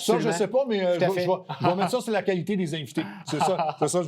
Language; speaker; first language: French; native; French